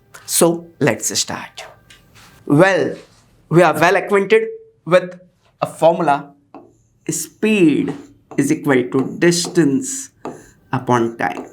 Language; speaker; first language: English; non-native, local second language; Hindi